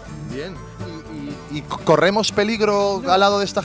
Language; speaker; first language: Spanish; native; Spanish